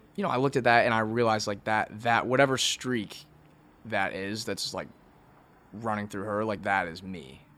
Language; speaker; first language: English; native; English